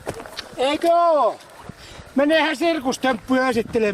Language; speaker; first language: Finnish; native; Finnish